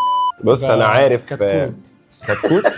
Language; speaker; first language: Arabic; native; Arabic